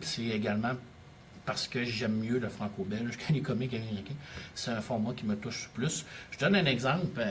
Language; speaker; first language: French; native; French